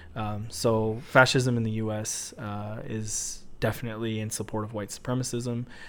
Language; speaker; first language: English; native; English